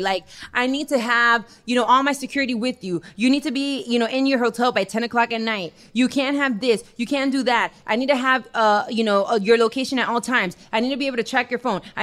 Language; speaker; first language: English; early bilingual, other home language; Spanish